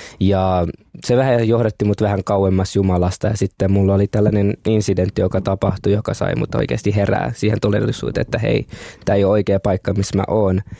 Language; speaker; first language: Finnish; early bilingual, other home language; Kinyarwanda